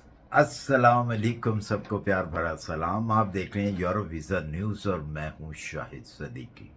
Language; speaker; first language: Urdu; native; Urdu